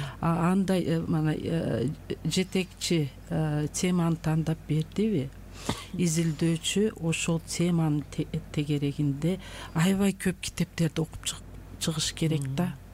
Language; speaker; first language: Kyrgyz; non-native, local second language; Uzbek